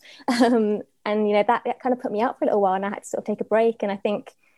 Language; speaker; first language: English; native; English